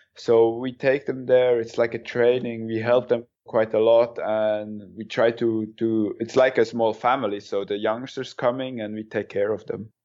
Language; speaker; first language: English; non-native, fluent; German